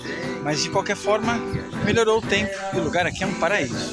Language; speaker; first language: Portuguese; native; Portuguese